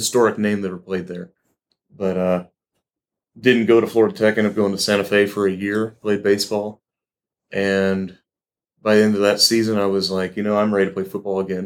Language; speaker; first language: English; native; English